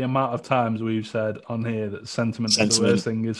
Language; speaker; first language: English; native; English